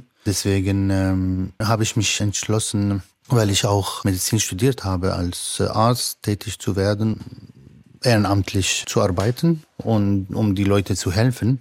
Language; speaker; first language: German; non-native, fluent; Arabic